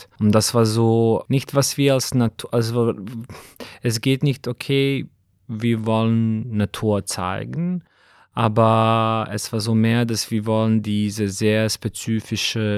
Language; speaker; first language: German; non-native, fluent; Serbian